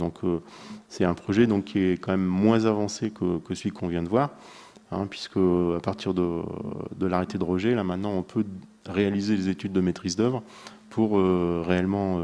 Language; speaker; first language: French; native; French